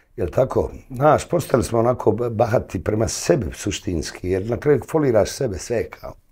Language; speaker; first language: Bosnian; native; Bosnian